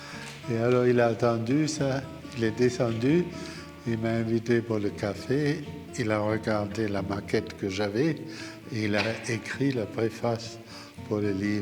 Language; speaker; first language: French; non-native, fluent; German